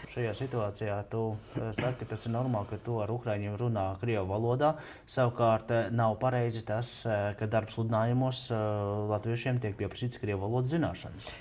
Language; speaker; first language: Latvian; native; Latvian